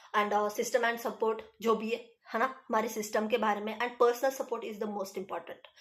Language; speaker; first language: Hindi; non-native, local second language; Marathi